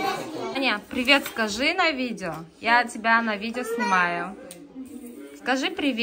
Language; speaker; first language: Russian; non-native, local second language; Kazakh